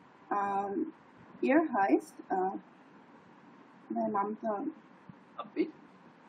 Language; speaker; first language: German; non-native, learner; Bangla